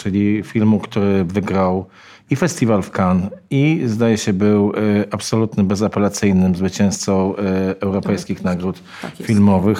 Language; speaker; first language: Polish; native; Polish